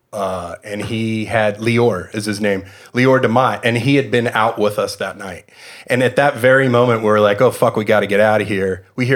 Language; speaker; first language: English; native; English